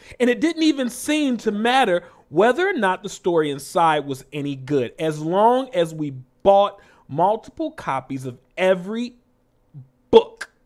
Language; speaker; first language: English; native; English